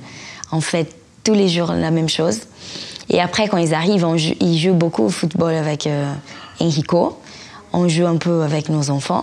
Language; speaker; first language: French; non-native, fluent; Portuguese